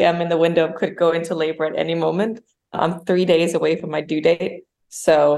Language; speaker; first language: English; non-native, fluent; Danish